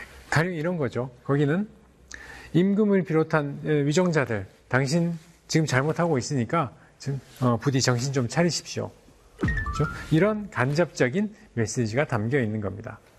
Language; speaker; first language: Korean; native; Korean